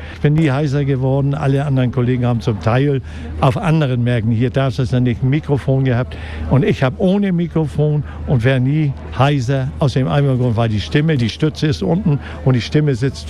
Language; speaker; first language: German; native; German